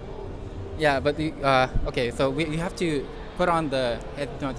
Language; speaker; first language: English; non-native, fluent; Korean